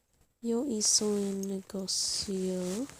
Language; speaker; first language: Spanish; non-native, learner; English